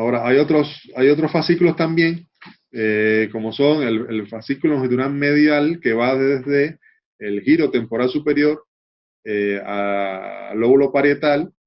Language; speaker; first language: Spanish; native; Spanish